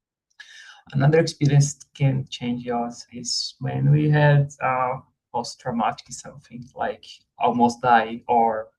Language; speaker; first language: English; non-native, fluent; Portuguese